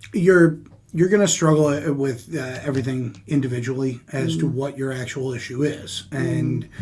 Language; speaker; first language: English; native; English